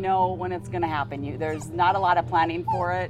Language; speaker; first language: English; native; English